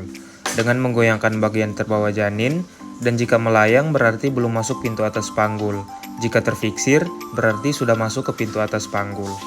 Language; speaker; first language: Indonesian; native; Indonesian